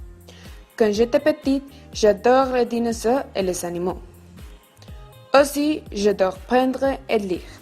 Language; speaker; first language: French; non-native, learner; Spanish